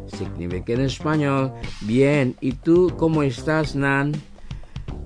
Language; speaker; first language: Spanish; non-native, fluent; Indonesian